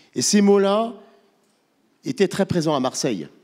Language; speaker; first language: French; native; French